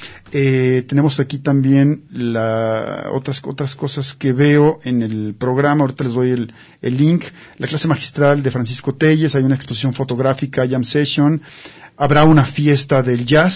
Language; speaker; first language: Spanish; native; Spanish